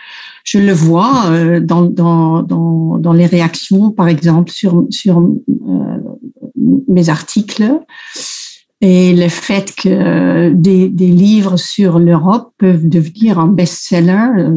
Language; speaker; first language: French; non-native, fluent; Dutch